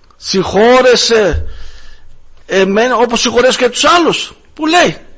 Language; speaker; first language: Greek; non-native, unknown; German